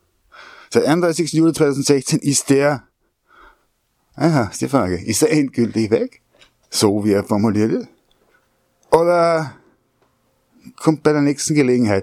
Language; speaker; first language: German; native; German